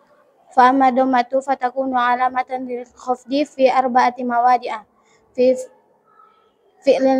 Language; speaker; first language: Arabic; non-native, learner; Indonesian